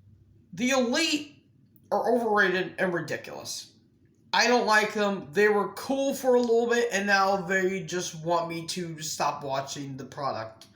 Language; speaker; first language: English; native; English